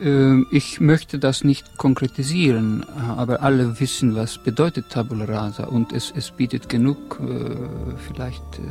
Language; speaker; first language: German; non-native, fluent; Estonian